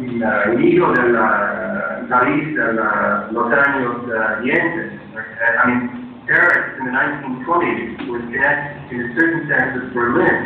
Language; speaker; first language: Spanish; non-native, learner; English